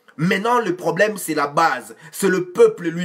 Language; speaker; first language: French; non-native, local second language; Lingala